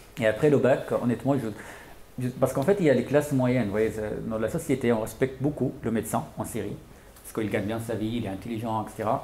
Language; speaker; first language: French; non-native, fluent; Arabic